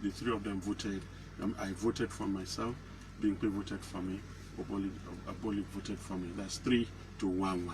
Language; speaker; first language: English; non-native, local second language; Yoruba